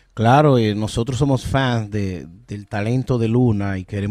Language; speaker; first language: Spanish; native; Spanish